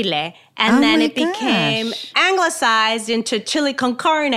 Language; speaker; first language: English; native; English